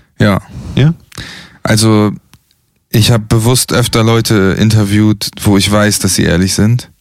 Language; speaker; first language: German; native; German